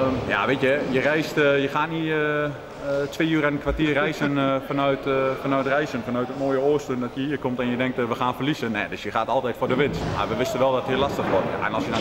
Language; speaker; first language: Dutch; native; Dutch